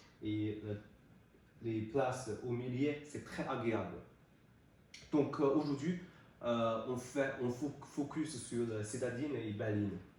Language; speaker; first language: French; non-native, learner; Chinese